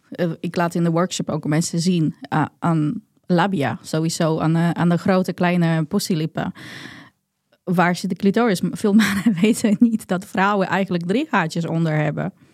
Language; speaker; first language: Dutch; non-native, fluent; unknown